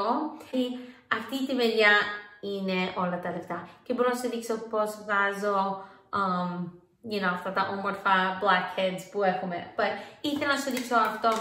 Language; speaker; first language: Greek; early bilingual, heritage; English